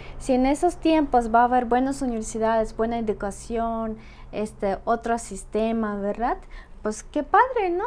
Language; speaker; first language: Spanish; non-native, fluent; Russian